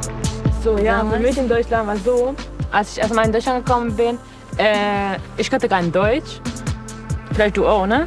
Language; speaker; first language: German; non-native, fluent; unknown